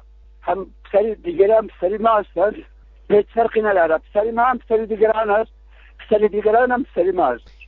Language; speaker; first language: Persian; non-native, local second language; Kurdish